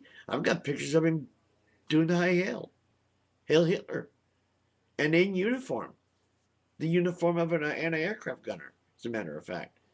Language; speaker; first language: English; native; English